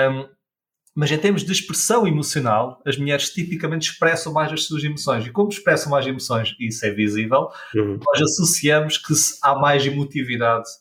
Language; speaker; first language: Portuguese; native; Portuguese